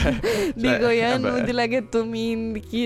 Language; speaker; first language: Italian; native; Italian